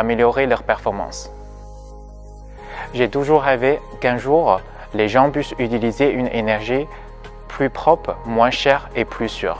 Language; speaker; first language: French; non-native, fluent; Chinese